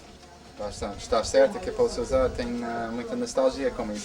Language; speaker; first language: Portuguese; non-native, fluent; English